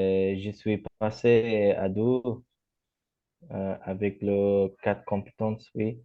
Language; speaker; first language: French; non-native, learner; Persian